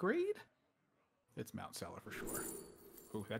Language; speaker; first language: English; native; English